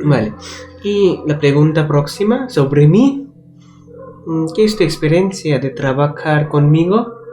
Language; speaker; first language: Spanish; non-native, learner; Bangla